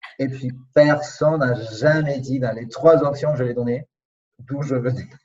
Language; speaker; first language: French; non-native, fluent; Spanish